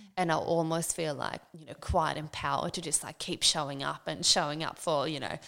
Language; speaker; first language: English; non-native, fluent; Swedish